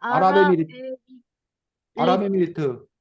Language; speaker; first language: Korean; native; Korean